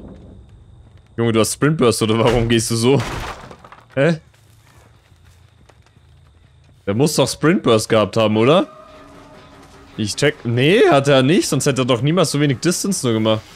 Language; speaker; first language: German; native; German